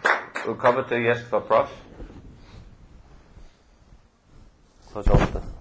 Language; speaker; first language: Russian; non-native, fluent; English